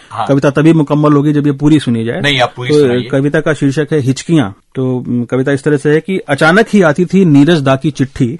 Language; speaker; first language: Hindi; native; Hindi